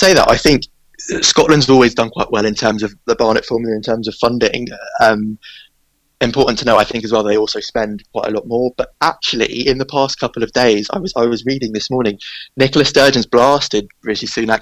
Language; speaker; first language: English; native; English